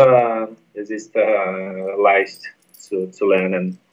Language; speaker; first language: German; non-native, learner; Portuguese